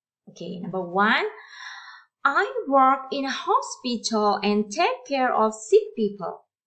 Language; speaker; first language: English; non-native, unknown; Indonesian